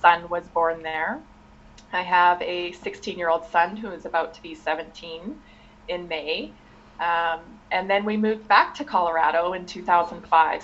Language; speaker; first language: English; native; English